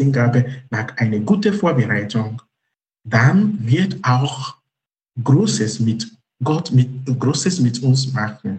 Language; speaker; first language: German; non-native, fluent; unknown